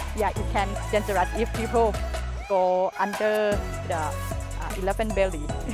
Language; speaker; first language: English; non-native, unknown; Thai